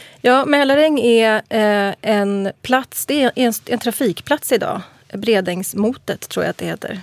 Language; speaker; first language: Swedish; native; Swedish